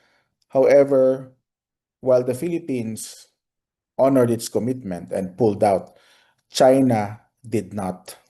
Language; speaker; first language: English; non-native, local second language; Filipino